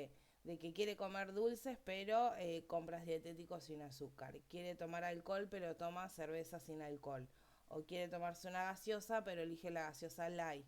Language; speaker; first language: Spanish; native; Spanish